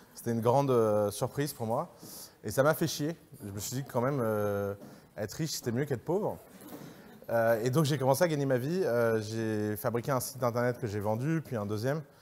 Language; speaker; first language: French; early bilingual, other home language; Arabic